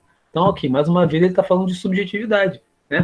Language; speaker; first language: Portuguese; native; Portuguese